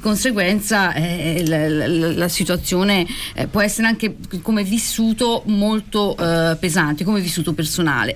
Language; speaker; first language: Italian; native; Italian